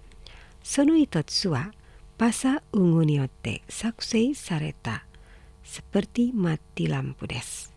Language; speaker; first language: Japanese; non-native, fluent; Indonesian